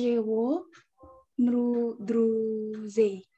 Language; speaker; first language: Russian; non-native, learner; Indonesian